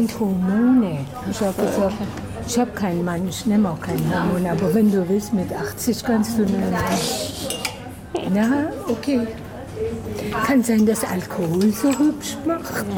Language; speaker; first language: German; non-native, fluent; Persian